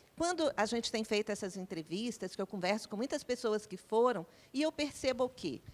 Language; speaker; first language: Portuguese; native; Portuguese